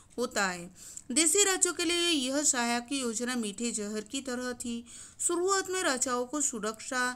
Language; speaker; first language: Hindi; non-native, local second language; Gujarati